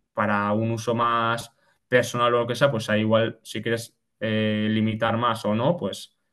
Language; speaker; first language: Spanish; native; Spanish